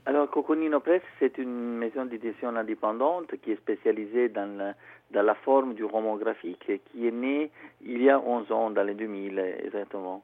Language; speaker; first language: French; non-native, fluent; Italian